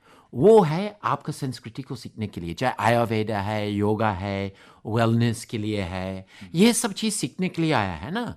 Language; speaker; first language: Hindi; non-native, fluent; English